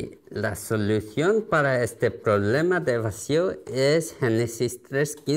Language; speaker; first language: Spanish; non-native, learner; Korean